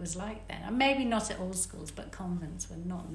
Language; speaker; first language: English; native; English